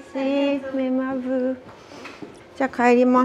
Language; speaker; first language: French; non-native, learner; Japanese